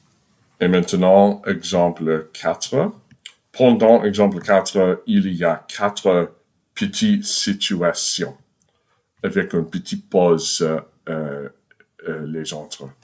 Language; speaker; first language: French; non-native, fluent; English